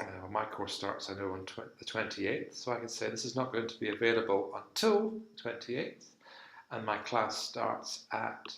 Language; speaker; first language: English; native; English